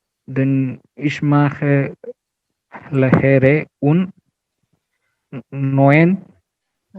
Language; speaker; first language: German; non-native, learner; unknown